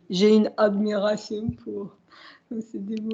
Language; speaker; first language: French; non-native, fluent; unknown